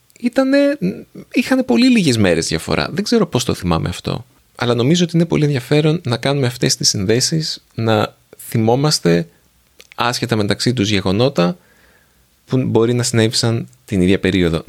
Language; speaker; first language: Greek; native; Greek